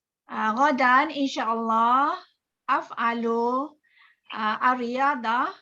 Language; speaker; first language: Arabic; non-native, learner; Malay